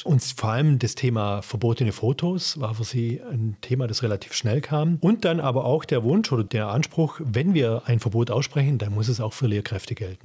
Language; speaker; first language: German; native; German